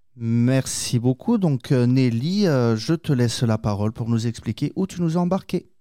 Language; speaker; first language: French; native; French